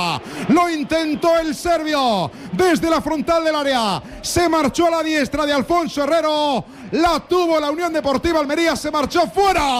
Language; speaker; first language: Spanish; native; Spanish